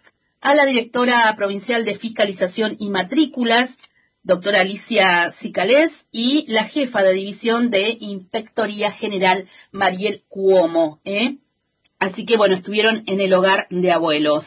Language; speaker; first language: Spanish; native; Spanish